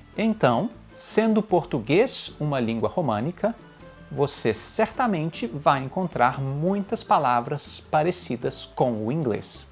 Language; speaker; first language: Portuguese; native; Portuguese